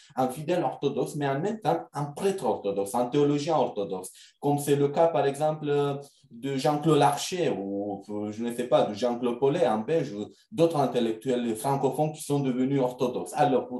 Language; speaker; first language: French; non-native, fluent; Romanian